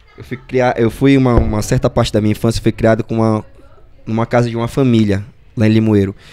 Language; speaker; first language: Portuguese; native; Portuguese